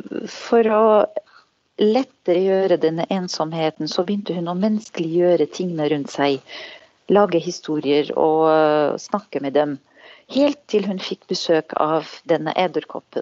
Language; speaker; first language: Norwegian; non-native, fluent; Arabic